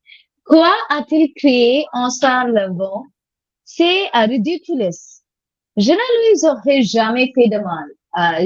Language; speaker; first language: French; non-native, learner; Hindi